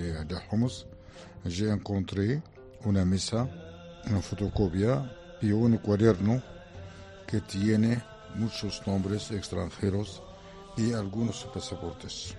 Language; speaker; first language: Spanish; non-native, fluent; Arabic